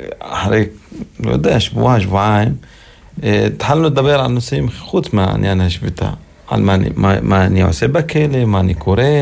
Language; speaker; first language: Hebrew; non-native, local second language; Arabic